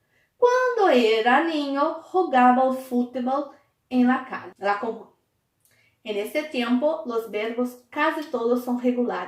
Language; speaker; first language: Spanish; non-native, fluent; Portuguese